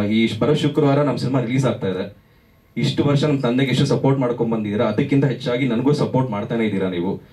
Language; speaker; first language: Kannada; native; Kannada